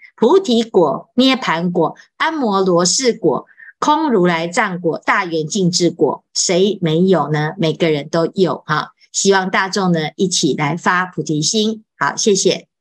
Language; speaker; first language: Chinese; native; Chinese